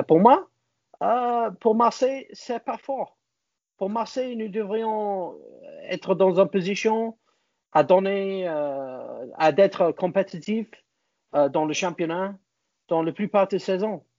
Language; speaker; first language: French; non-native, learner; English